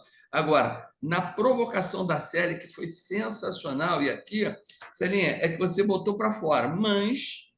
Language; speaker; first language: Portuguese; native; Portuguese